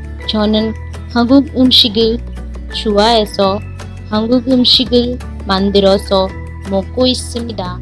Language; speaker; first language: Korean; non-native, learner; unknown